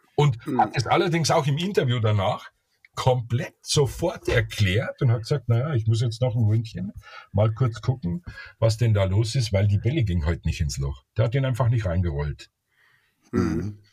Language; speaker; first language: German; native; German